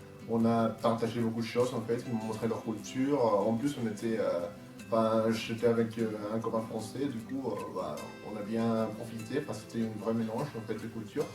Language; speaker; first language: French; non-native, fluent; Spanish